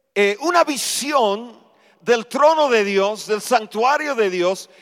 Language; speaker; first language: Spanish; non-native, fluent; English